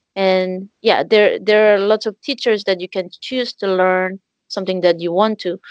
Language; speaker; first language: English; non-native, fluent; Korean